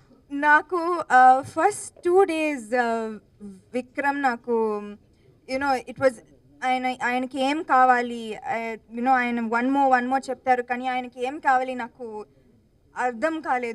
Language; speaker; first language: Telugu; non-native, local second language; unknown